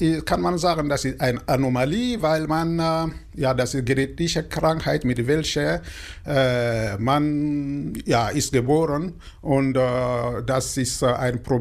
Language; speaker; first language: German; non-native, learner; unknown